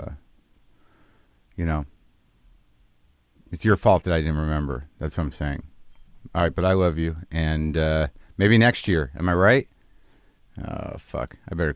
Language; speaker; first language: English; native; English